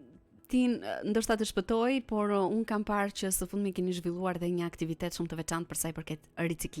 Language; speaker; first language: Albanian; native; Albanian